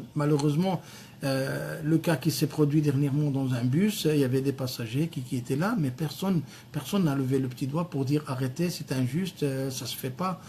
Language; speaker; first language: French; non-native, local second language; Arabic